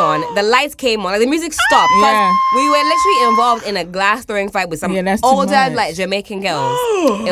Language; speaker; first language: English; native; English